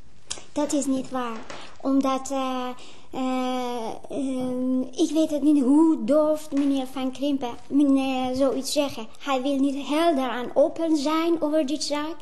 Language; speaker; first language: Dutch; non-native, fluent; Persian